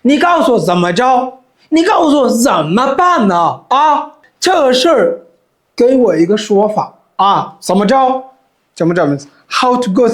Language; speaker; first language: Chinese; non-native, fluent; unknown